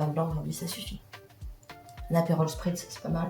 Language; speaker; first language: French; native; French